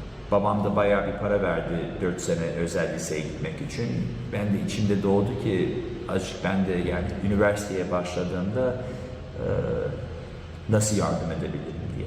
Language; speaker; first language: Turkish; early bilingual, heritage; Turkish